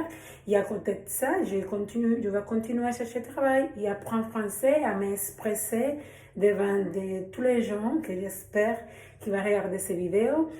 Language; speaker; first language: French; non-native, learner; Spanish